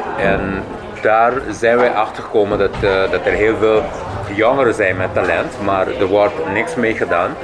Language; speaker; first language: Dutch; non-native, local second language; Papiamento